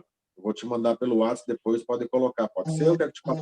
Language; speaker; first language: Portuguese; native; Portuguese